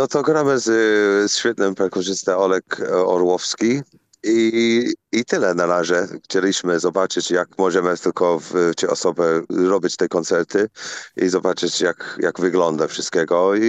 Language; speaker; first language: Polish; non-native, learner; English